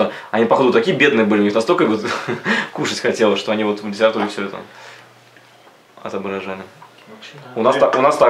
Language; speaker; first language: Russian; native; Russian